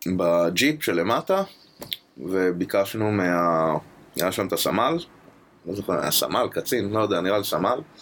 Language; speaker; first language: Hebrew; native; Hebrew